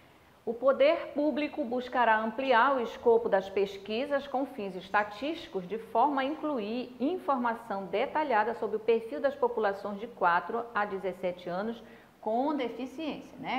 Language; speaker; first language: Portuguese; native; Portuguese